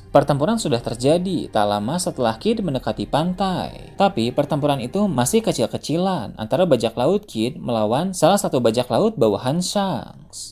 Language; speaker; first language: Indonesian; native; Indonesian